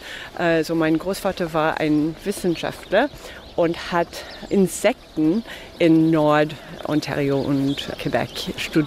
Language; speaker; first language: German; non-native, fluent; English